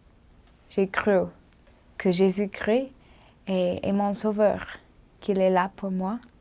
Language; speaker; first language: French; non-native, learner; English